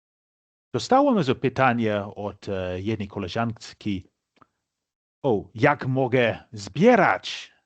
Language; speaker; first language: Polish; non-native, fluent; English